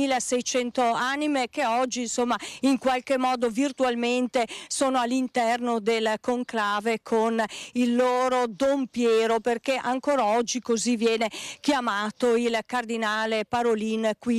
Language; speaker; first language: Italian; native; Italian